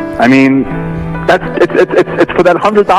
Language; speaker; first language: English; native; English